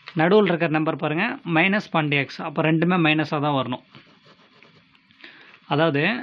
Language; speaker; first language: Tamil; native; Tamil